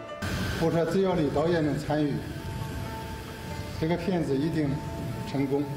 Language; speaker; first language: Chinese; native; Chinese